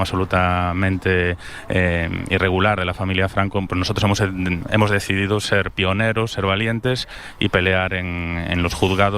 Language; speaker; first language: Spanish; non-native, local second language; Galician